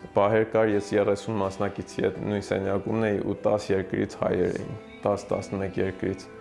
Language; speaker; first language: Armenian; early bilingual, heritage; Armenian